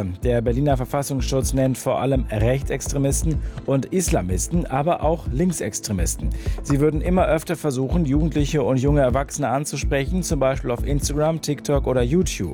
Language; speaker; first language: German; native; German